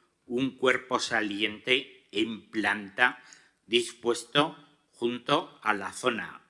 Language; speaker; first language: Spanish; native; Spanish